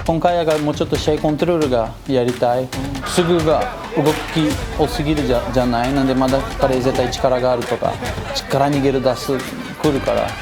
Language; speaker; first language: Japanese; non-native, learner; Portuguese